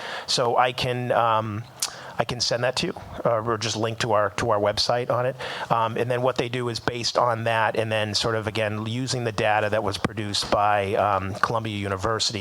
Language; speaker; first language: English; native; English